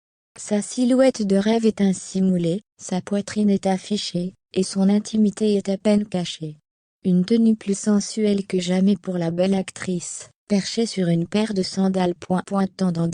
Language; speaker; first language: French; native; French